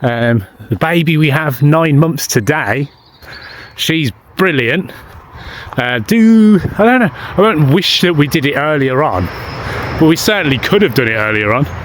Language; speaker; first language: English; native; English